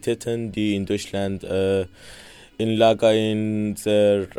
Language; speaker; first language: German; non-native, learner; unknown